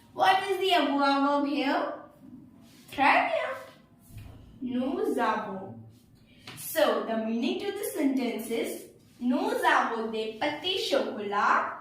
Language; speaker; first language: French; non-native, fluent; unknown